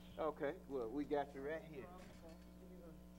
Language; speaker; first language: English; native; English